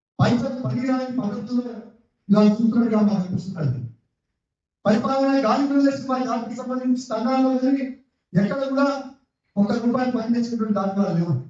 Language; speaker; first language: Telugu; non-native, local second language; Lambadi